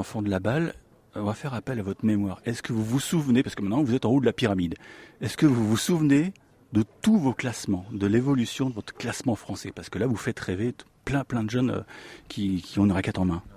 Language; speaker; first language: French; native; French